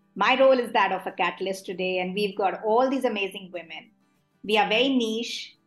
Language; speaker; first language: English; non-native, local second language; Hindi